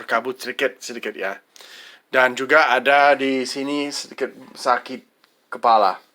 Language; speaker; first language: Indonesian; non-native, fluent; English